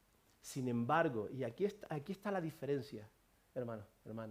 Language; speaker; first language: Spanish; native; Spanish